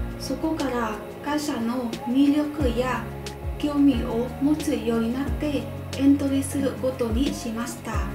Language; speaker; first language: Japanese; non-native, fluent; Vietnamese